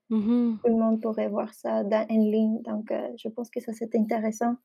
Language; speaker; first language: French; non-native, fluent; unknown